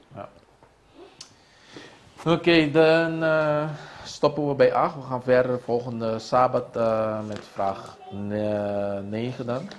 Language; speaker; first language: Dutch; non-native, local second language; Papiamento